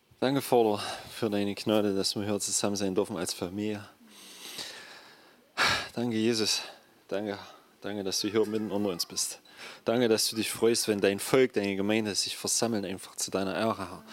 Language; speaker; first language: German; native; German